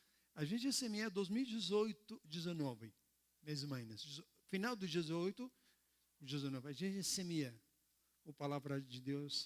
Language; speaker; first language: Portuguese; non-native, learner; Arabic